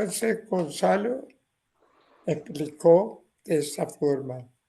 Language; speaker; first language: Spanish; non-native, learner; Persian